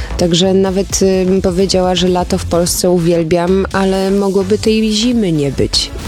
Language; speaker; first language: Polish; early bilingual, heritage; Polish